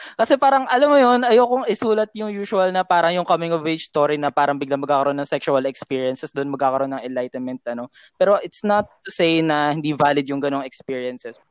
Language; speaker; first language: Filipino; native; Filipino